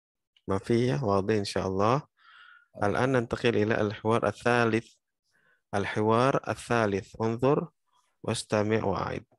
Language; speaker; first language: Arabic; non-native, fluent; Indonesian